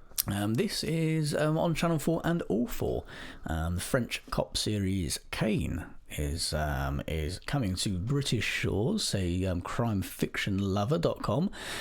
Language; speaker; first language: English; native; English